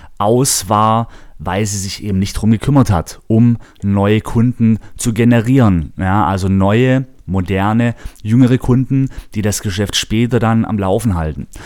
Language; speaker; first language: German; native; German